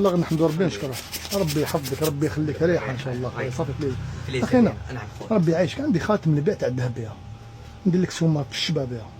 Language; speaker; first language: Arabic; native; Arabic